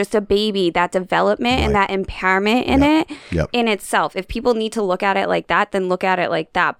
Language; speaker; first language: English; native; English